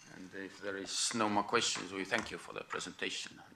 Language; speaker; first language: English; non-native, fluent; Estonian